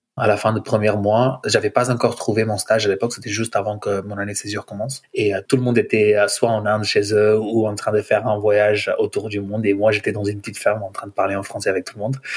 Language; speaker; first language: French; non-native, fluent; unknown